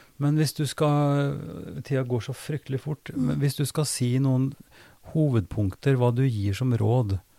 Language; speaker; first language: Norwegian; native; Norwegian